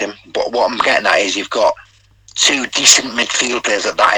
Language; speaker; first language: English; native; English